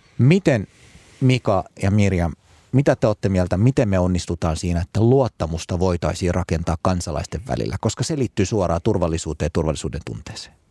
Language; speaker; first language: Finnish; early bilingual, other home language; Arabic